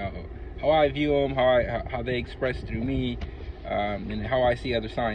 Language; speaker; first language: English; native; English